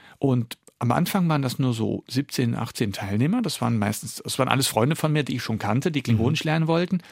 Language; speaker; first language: German; early bilingual, other home language; Dutch